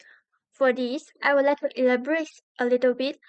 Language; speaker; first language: English; non-native, learner; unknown